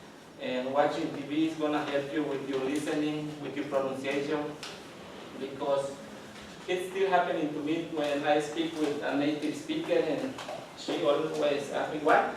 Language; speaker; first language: English; non-native, learner; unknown